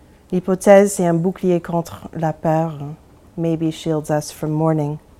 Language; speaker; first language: French; non-native, fluent; English